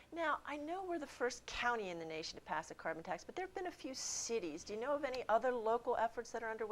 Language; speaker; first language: English; native; English